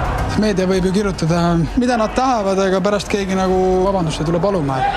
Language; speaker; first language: Estonian; native; Estonian